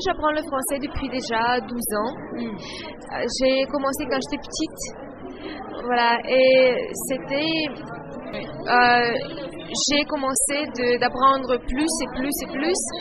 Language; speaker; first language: French; non-native, fluent; Russian